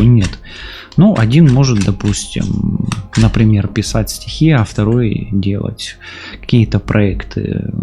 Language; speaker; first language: Russian; native; Russian